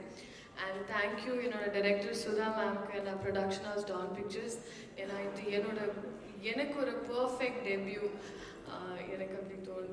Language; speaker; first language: Tamil; non-native, learner; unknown